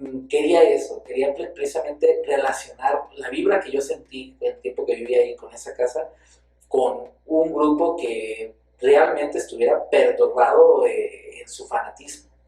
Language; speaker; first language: Spanish; native; Spanish